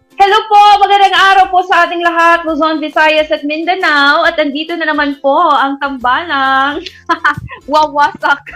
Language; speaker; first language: Filipino; non-native, local second language; Cebuano